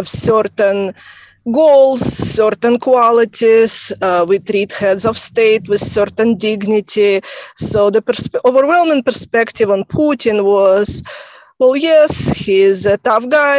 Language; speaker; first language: English; non-native, fluent; Russian